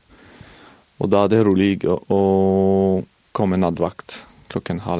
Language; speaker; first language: Norwegian; non-native, fluent; French